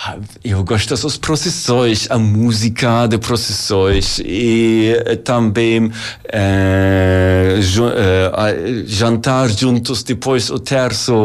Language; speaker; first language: Portuguese; non-native, learner; German